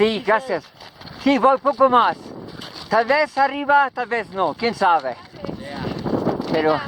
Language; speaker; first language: Spanish; non-native, learner; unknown